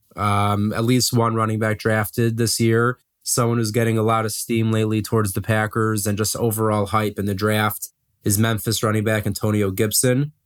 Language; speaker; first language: English; native; English